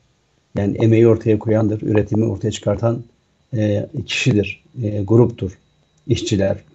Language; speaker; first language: Turkish; native; Turkish